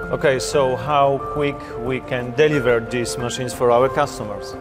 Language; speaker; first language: English; non-native, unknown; Polish